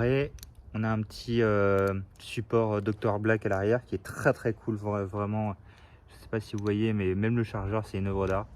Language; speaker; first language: French; native; French